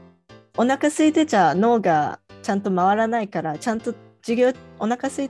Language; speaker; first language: Japanese; early bilingual, heritage; Japanese